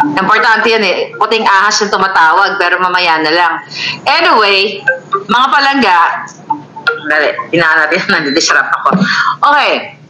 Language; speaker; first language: Filipino; non-native, local second language; Cebuano